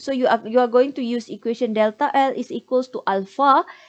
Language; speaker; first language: English; non-native, local second language; Malay